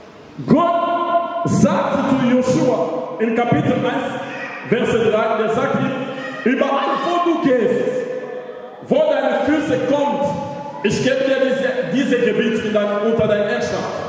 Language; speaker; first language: German; non-native, learner; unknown